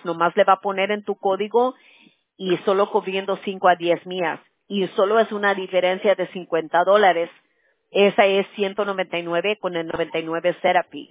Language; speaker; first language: Spanish; early bilingual, heritage; Spanish